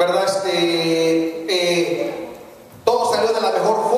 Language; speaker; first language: Spanish; native; Spanish